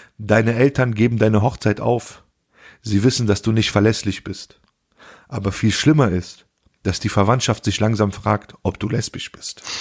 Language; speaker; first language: German; early bilingual, other home language; Turkish